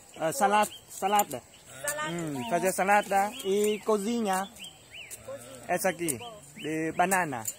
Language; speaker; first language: Portuguese; non-native, learner; Vietnamese